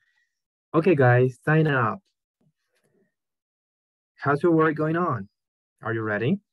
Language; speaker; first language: English; non-native, fluent; Spanish